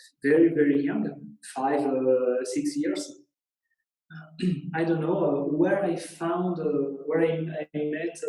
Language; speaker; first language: English; non-native, learner; Italian